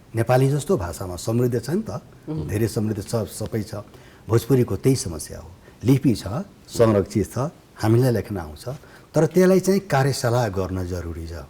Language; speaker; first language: Nepali; non-native, local second language; Bhojpuri